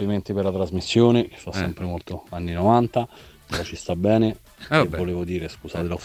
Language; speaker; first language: Italian; native; Italian